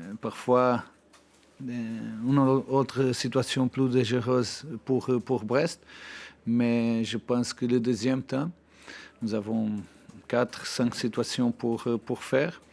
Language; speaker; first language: French; non-native, learner; Portuguese